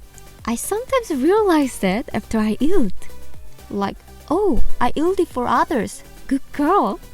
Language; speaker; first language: English; non-native, fluent; Korean